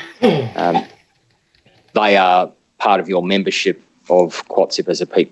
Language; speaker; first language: English; native; English